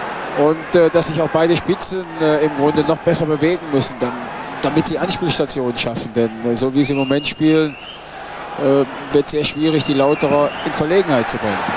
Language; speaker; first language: German; native; German